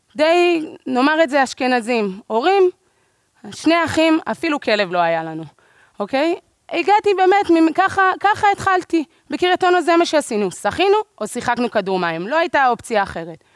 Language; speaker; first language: Hebrew; native; Hebrew